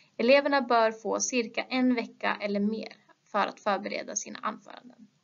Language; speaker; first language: Swedish; native; Swedish